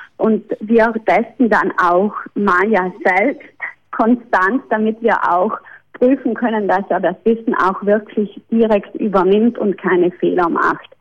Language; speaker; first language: German; native; German